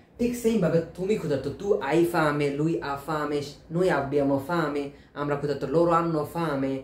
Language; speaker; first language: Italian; non-native, fluent; Bangla